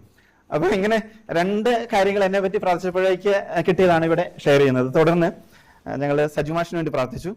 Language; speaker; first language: Malayalam; native; Malayalam